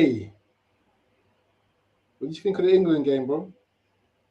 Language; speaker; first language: English; native; English